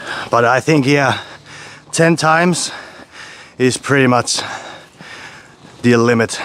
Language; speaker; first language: English; non-native, fluent; Finnish